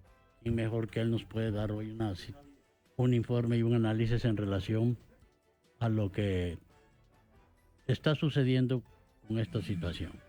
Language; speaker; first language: Spanish; native; Spanish